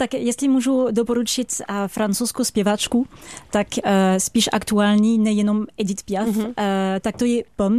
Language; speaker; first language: Czech; non-native, fluent; French